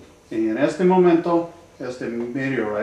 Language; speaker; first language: Spanish; non-native, learner; English